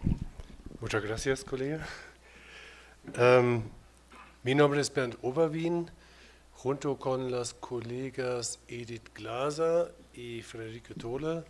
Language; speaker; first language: Spanish; non-native, fluent; German